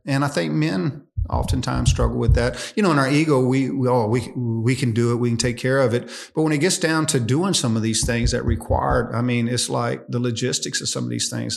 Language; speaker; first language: English; native; English